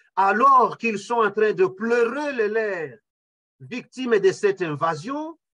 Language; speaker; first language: French; non-native, local second language; Kinyarwanda